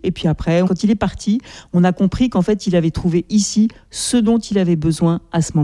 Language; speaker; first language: French; native; French